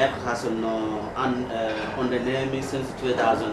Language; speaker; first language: Dutch; non-native, learner; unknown